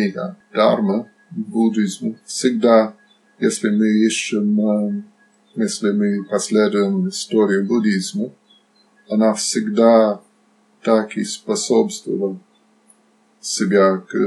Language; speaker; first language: Russian; non-native, fluent; Slovak